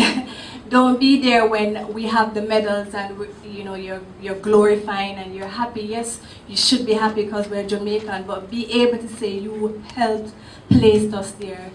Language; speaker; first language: English; non-native, local second language; Jamaican Creole English